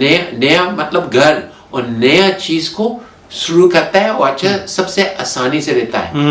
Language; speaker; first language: Hindi; non-native, fluent; English